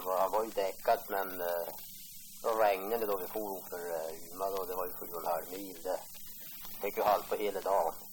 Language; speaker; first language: Swedish; native; Swedish